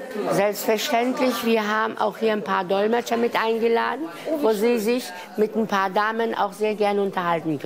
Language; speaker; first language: German; non-native, fluent; Turkish